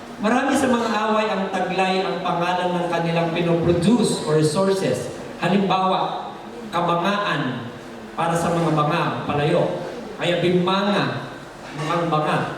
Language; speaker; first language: Filipino; non-native, local second language; Iloko